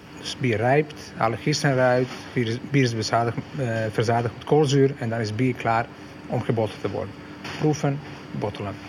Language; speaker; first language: Dutch; non-native, fluent; Croatian